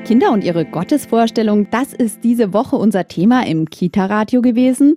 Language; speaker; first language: German; native; German